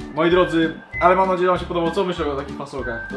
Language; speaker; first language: Polish; native; Polish